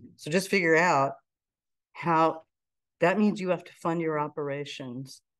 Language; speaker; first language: English; native; English